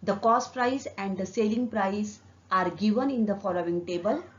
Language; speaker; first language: English; non-native, local second language; Marathi